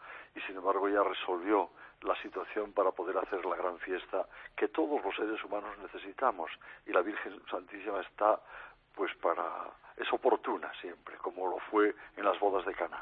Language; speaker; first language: Spanish; native; Spanish